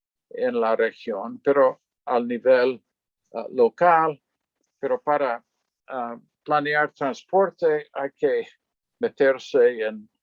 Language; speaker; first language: Spanish; non-native, fluent; English